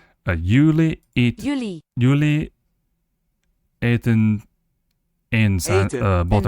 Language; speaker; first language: Dutch; non-native, learner; English